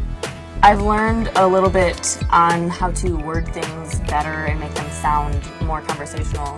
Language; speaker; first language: English; native; English